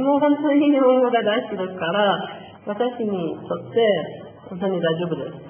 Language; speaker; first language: Japanese; non-native, learner; Persian